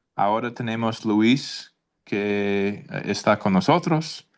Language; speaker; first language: Spanish; non-native, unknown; English